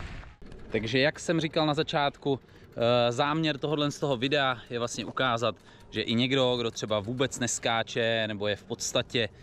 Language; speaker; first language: Czech; native; Czech